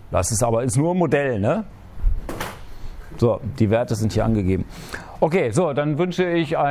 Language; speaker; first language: German; native; German